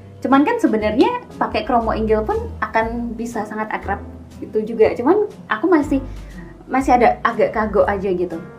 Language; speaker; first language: Indonesian; native; Indonesian